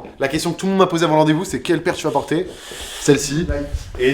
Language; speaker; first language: French; native; French